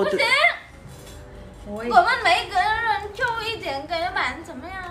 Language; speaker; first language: Chinese; non-native, learner; Vietnamese